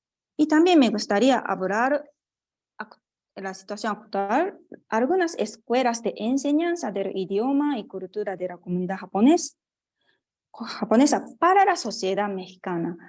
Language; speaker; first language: Spanish; non-native, fluent; Japanese